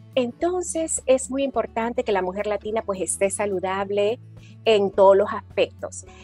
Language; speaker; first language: Spanish; native; Spanish